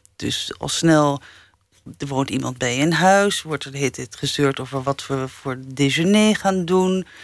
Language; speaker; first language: Dutch; early bilingual, other home language; English